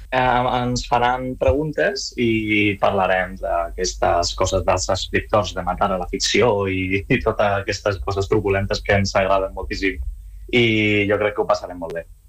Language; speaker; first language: Catalan; non-native, learner; Spanish